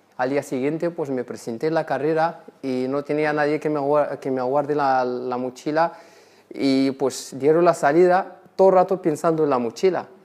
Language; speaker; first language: Spanish; non-native, fluent; Arabic